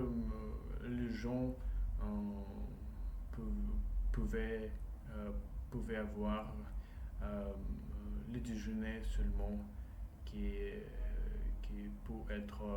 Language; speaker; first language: French; non-native, learner; Russian